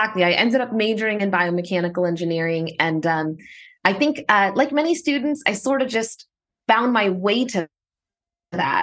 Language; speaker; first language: English; native; English